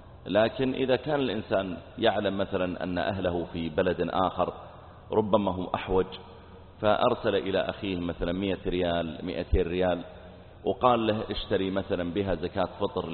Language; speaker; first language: Arabic; native; Arabic